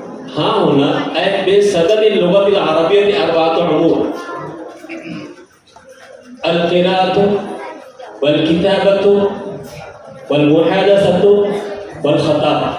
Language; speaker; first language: Arabic; non-native, fluent; Urdu